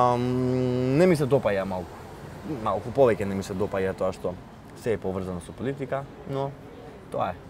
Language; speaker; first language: Macedonian; non-native, local second language; Albanian